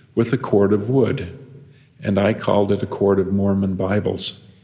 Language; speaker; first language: English; native; English